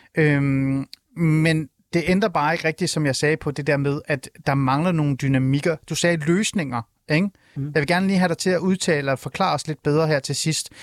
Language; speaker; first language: Danish; early bilingual, other home language; Persian